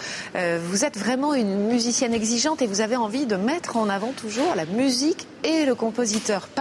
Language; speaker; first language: French; native; French